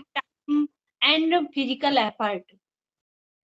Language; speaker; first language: English; non-native, learner; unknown